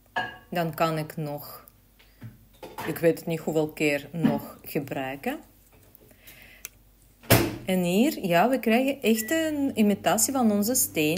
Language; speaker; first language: Dutch; non-native, learner; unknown